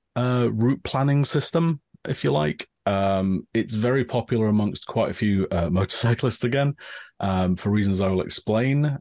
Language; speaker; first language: English; native; English